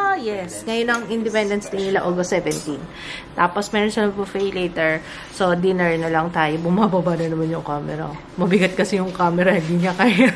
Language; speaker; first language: Filipino; native; Filipino